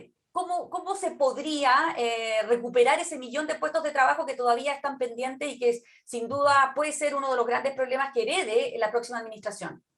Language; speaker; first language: Spanish; native; Spanish